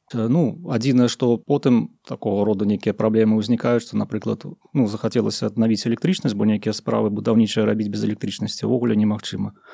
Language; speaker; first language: Belarusian; native; Belarusian